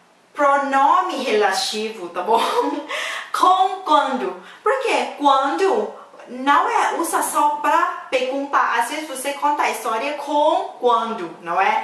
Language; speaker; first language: Portuguese; non-native, fluent; Thai